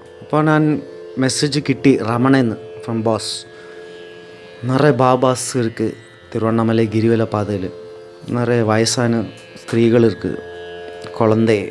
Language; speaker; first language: Tamil; non-native, learner; Malayalam